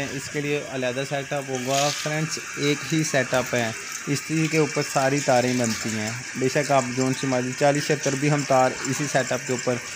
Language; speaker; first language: Urdu; non-native, local second language; Punjabi